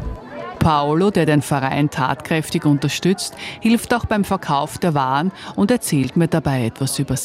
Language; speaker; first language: German; native; German